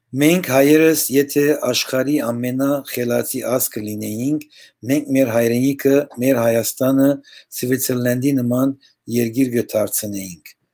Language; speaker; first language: Armenian; early bilingual, heritage; Armenian